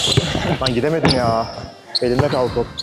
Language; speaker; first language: Turkish; native; Turkish